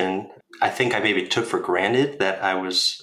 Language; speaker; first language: English; native; English